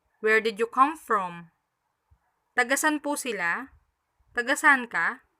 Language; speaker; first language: Filipino; native; Filipino